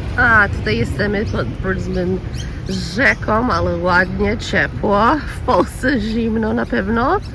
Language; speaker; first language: Polish; early bilingual, heritage; Polish